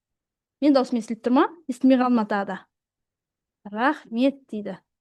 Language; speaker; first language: Kazakh; native; Kazakh